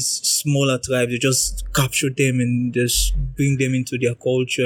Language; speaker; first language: English; non-native, local second language; Krio